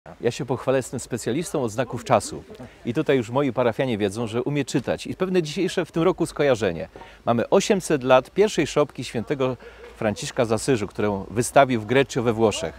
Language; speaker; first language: Polish; native; Polish